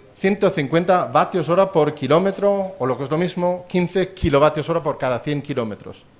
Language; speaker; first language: Spanish; non-native, fluent; Danish